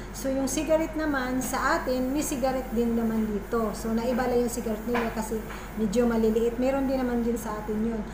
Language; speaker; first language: Filipino; non-native, local second language; Cebuano